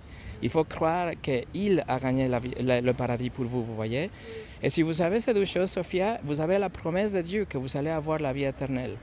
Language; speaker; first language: French; non-native, fluent; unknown